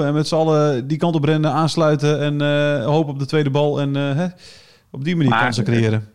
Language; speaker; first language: Dutch; native; Dutch